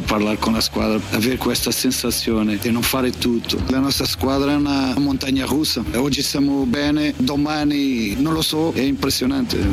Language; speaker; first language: Italian; non-native, fluent; Portuguese